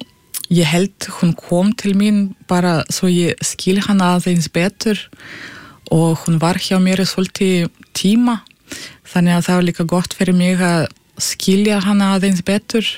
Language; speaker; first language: Icelandic; non-native, fluent; Russian